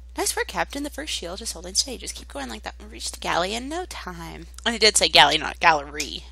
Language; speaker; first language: English; native; English